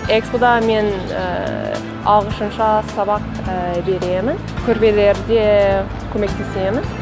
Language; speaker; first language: Kazakh; non-native, learner; English